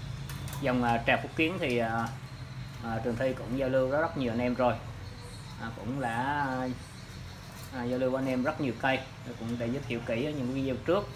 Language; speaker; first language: Vietnamese; native; Vietnamese